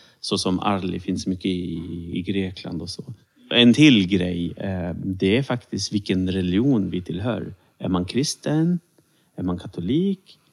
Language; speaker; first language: Swedish; early bilingual, other home language; Romany